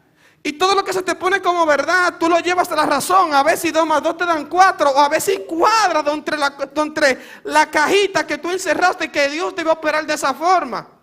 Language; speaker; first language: Spanish; native; Spanish